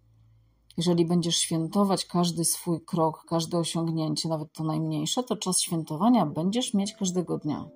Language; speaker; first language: Polish; native; Polish